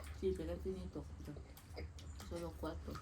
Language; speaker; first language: Spanish; non-native, learner; Thai